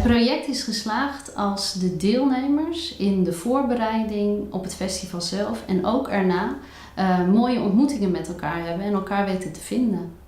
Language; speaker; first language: Dutch; native; Dutch